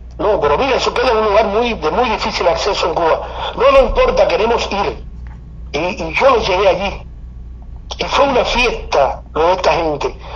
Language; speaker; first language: Spanish; native; Spanish